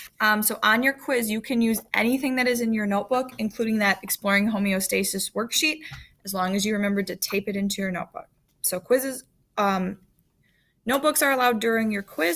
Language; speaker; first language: English; native; English